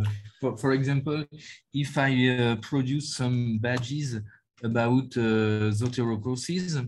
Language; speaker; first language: English; non-native, learner; French